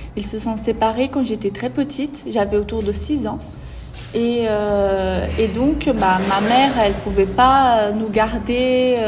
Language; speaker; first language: French; early bilingual, other home language; Portuguese